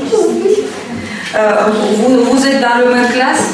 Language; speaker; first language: French; non-native, fluent; Russian